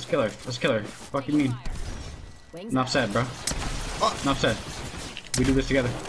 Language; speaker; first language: English; native; English